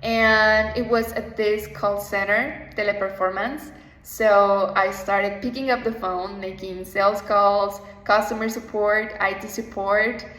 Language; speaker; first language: English; non-native, fluent; Spanish